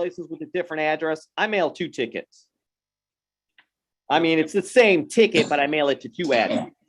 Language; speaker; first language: English; native; English